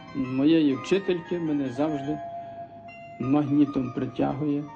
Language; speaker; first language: Ukrainian; native; Ukrainian